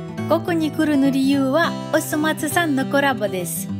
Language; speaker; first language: Japanese; non-native, fluent; Russian